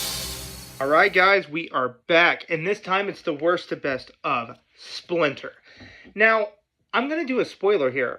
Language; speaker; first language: English; native; English